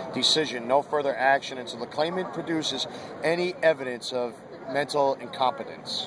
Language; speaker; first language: English; native; English